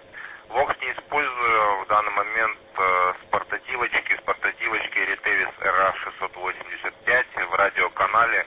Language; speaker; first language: Russian; native; Russian